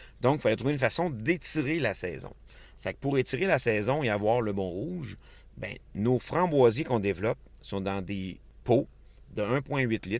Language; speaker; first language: French; native; French